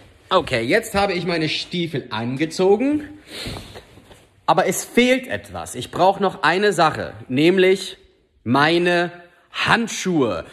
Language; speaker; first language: German; non-native, fluent; English